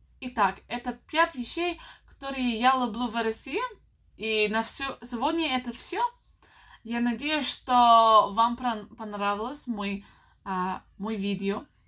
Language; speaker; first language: Russian; non-native, learner; English